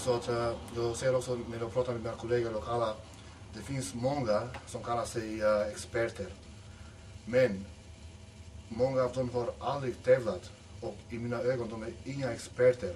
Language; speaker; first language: Swedish; non-native, fluent; Macedonian